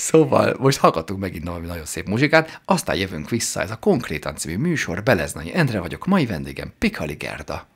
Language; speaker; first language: Hungarian; native; Hungarian